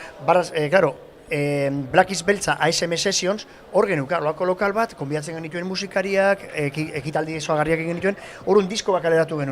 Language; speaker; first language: Basque; native; Basque